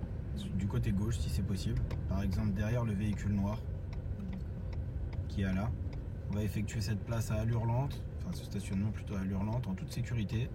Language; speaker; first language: French; native; French